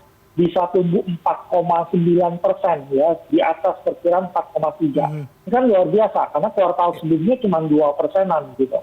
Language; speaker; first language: Indonesian; native; Indonesian